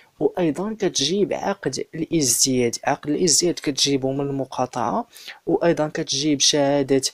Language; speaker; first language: Arabic; native; Arabic